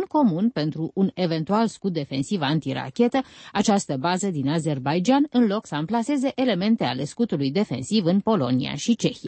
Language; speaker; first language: Romanian; native; Romanian